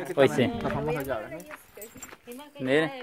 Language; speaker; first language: Spanish; native; Spanish